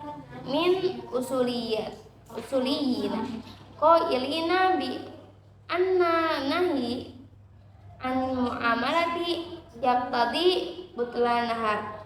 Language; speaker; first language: Arabic; non-native, learner; Indonesian